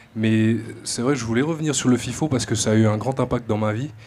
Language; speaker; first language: French; native; French